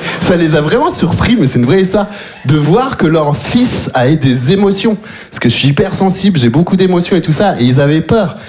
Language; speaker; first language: French; native; French